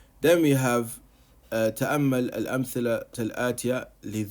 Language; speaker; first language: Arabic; non-native, fluent; English